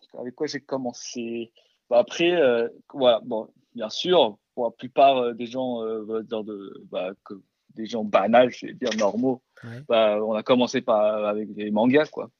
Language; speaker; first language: French; early bilingual, other home language; Korean